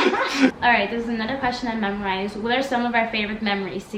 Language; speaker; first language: English; native; English